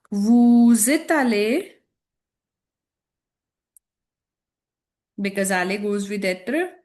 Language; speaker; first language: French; non-native, fluent; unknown